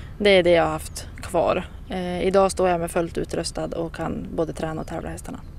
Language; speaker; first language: Swedish; native; Swedish